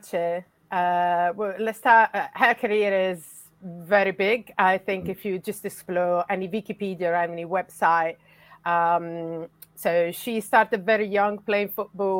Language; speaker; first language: English; non-native, fluent; Italian